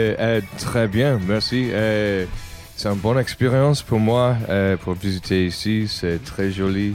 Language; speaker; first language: French; non-native, learner; English